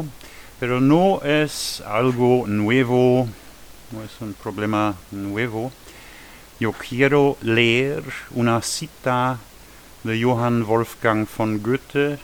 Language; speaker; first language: Spanish; non-native, learner; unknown